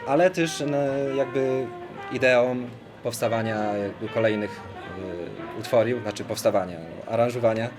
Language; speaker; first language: Polish; non-native, local second language; Rusyn